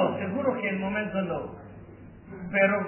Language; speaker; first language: Spanish; non-native, learner; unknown